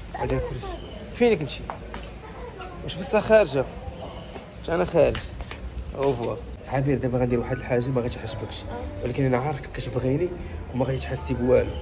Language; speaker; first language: Arabic; native; Arabic